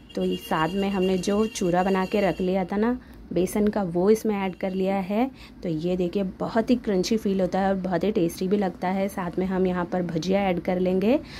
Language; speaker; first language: Hindi; non-native, local second language; Marathi